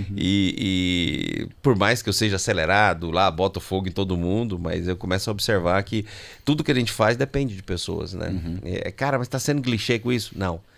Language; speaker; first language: Portuguese; native; Portuguese